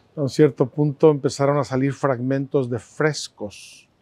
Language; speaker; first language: Spanish; native; Spanish